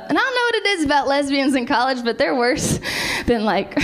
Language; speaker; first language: English; native; English